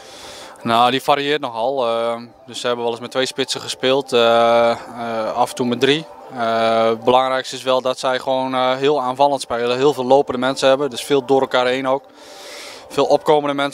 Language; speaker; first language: Dutch; native; Dutch